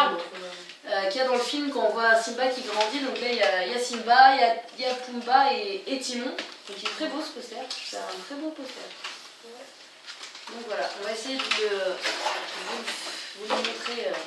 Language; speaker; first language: French; native; French